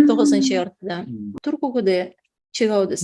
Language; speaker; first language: Japanese; non-native, fluent; Tatar